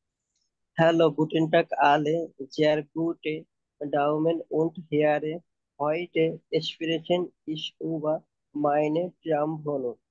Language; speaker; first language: German; non-native, learner; Bangla